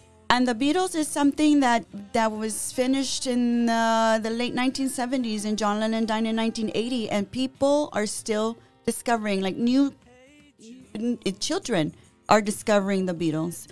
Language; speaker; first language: English; early bilingual, other home language; Spanish